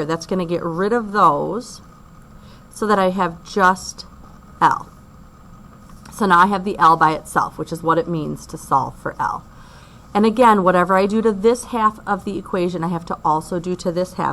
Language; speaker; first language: English; native; English